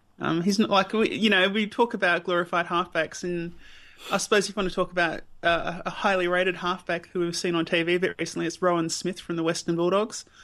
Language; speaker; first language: English; native; English